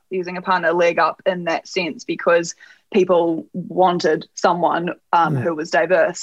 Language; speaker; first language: English; native; English